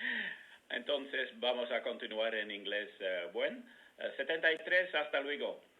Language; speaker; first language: Spanish; non-native, learner; Dutch